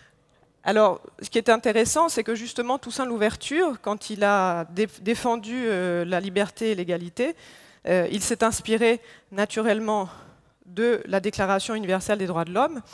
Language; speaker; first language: French; non-native, local second language; Haitian Creole